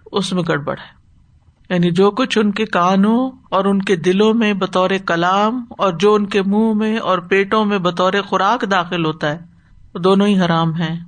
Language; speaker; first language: Urdu; native; Urdu